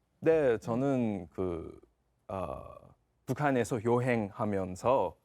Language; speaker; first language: Korean; non-native, fluent; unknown